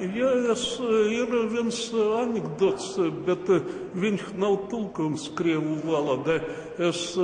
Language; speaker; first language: Latvian; non-native, local second language; Russian